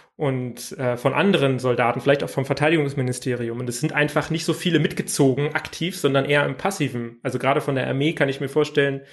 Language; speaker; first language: German; native; German